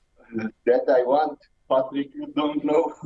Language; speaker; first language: English; non-native, learner; Romanian